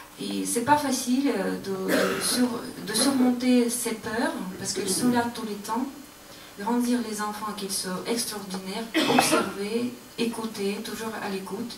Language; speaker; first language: French; non-native, learner; Russian